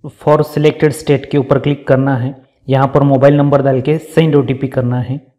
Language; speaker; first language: Hindi; non-native, local second language; Marathi